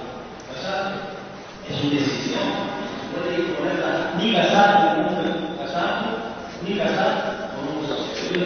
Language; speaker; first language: Spanish; non-native, fluent; Persian